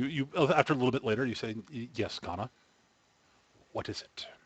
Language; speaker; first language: English; native; English